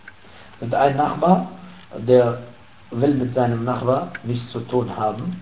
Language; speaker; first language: German; non-native, fluent; Arabic